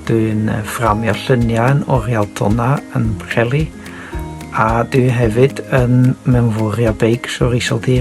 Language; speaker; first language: Welsh; non-native, fluent; Dutch